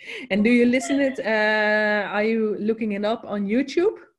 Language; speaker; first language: English; non-native, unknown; Dutch